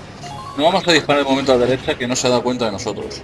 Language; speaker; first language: Spanish; native; Spanish